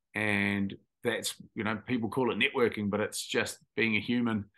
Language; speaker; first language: English; native; English